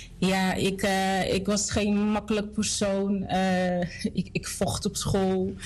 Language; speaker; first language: Dutch; non-native, fluent; Portuguese